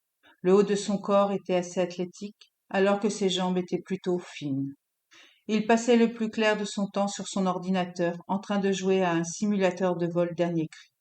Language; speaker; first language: French; native; French